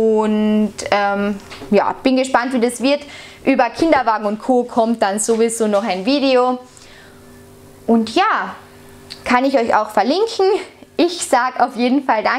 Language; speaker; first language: German; native; German